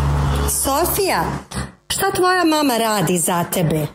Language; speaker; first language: Croatian; native; Croatian